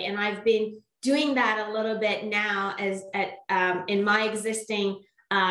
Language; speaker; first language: English; non-native, fluent; Persian